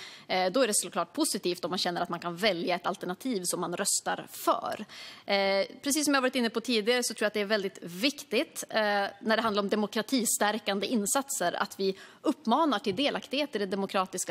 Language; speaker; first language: Swedish; native; Swedish